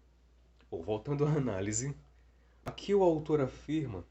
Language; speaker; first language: Portuguese; native; Portuguese